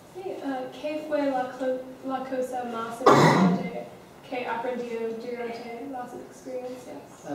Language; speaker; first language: Spanish; non-native, learner; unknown